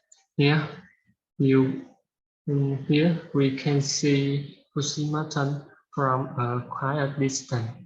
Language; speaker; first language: English; non-native, learner; Vietnamese